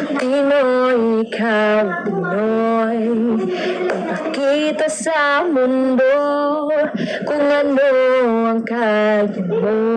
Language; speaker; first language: Filipino; non-native, local second language; Cebuano